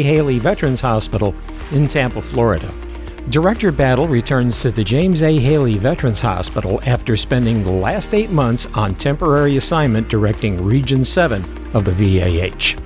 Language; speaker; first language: English; native; English